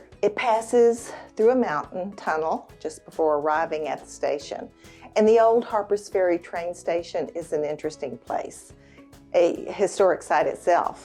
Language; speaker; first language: English; native; English